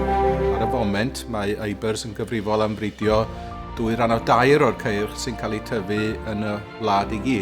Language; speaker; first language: Welsh; native; Welsh